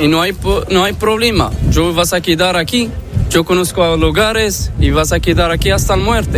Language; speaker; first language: Spanish; non-native, learner; Arabic